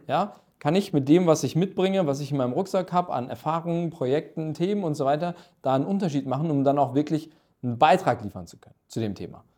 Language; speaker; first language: German; early bilingual, other home language; Turkish